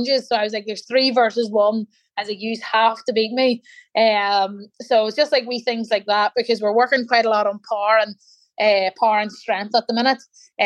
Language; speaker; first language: English; native; English